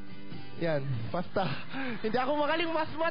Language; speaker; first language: Filipino; non-native, learner; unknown